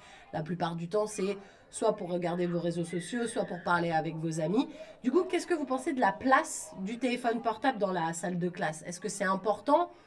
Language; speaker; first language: French; native; French